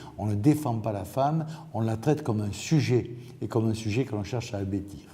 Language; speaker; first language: French; native; French